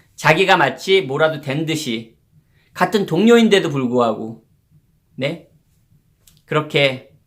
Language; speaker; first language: Korean; native; Korean